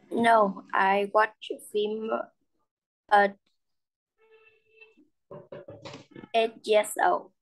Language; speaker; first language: English; non-native, learner; Vietnamese